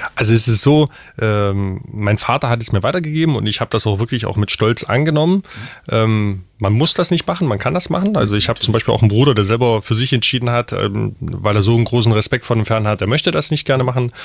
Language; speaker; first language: German; non-native, local second language; Upper Sorbian